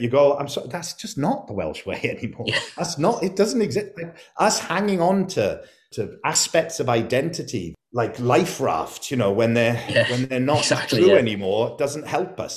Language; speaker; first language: English; native; English